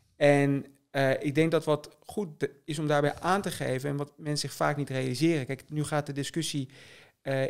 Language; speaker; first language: Dutch; native; Dutch